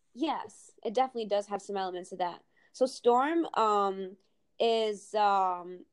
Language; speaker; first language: English; early bilingual, other home language; Italian